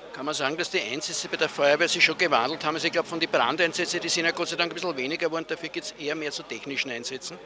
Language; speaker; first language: German; native; German